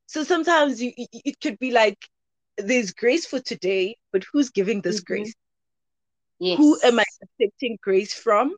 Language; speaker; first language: English; non-native, local second language; Zulu